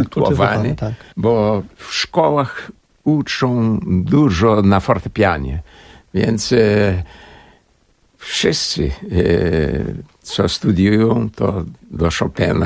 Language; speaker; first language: Polish; early bilingual, heritage; Portuguese